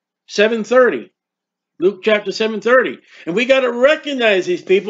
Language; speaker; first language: English; native; English